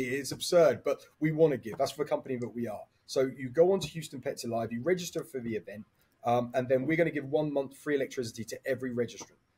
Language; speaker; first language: English; native; English